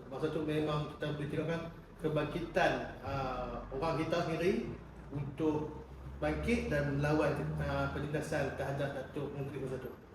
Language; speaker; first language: Malay; native; Malay